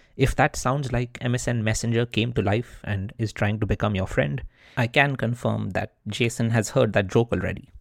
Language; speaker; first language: English; non-native, local second language; Bangla